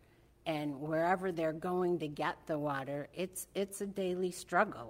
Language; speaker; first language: English; native; English